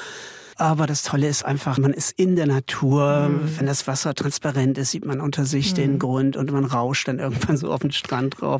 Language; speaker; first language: German; native; German